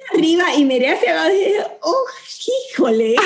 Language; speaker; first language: Spanish; native; Spanish